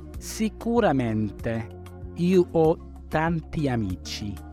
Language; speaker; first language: Italian; non-native, learner; Arabic